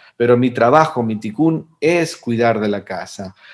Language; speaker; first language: Spanish; native; Spanish